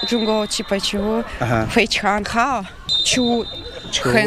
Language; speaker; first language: Chinese; non-native, learner; Russian